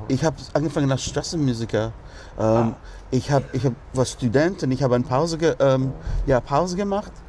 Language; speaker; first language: German; non-native, fluent; English